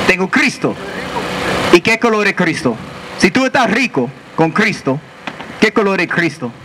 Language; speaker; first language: Spanish; non-native, learner; English